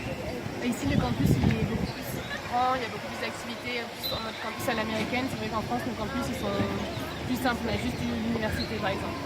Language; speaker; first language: French; native; French